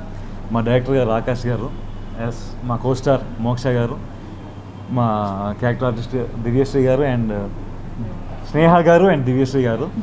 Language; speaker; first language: Telugu; native; Telugu